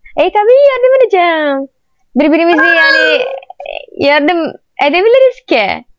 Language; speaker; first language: Turkish; non-native, learner; Indonesian